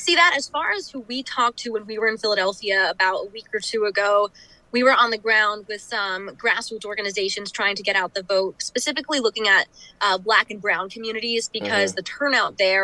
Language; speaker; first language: English; native; English